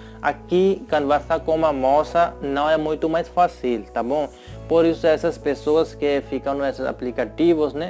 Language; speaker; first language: Portuguese; non-native, learner; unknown